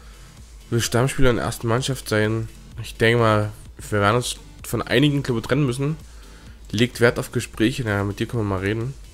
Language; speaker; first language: German; native; German